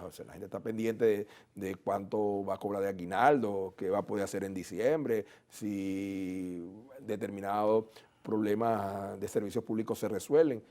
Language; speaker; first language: Spanish; native; Spanish